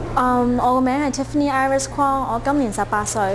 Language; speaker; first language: Chinese; early bilingual, heritage; Chinese